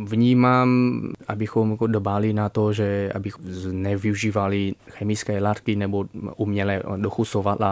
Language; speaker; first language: Czech; non-native, fluent; Vietnamese